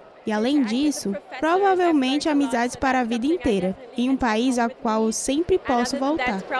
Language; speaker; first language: Portuguese; non-native, fluent; German